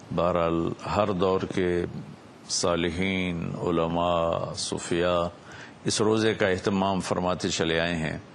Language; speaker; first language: Urdu; non-native, local second language; Punjabi